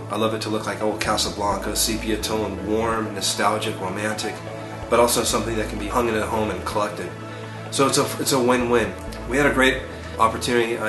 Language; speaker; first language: English; native; English